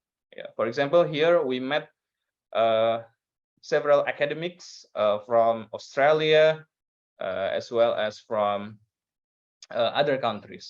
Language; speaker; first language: English; non-native, learner; Indonesian